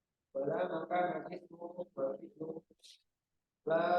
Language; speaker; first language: Arabic; non-native, learner; Indonesian